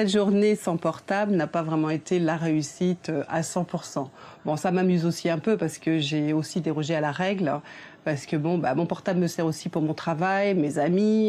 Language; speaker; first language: French; native; French